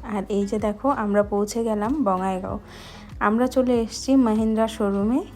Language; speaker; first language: Bangla; native; Bangla